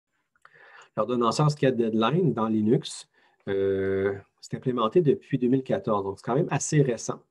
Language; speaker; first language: French; native; French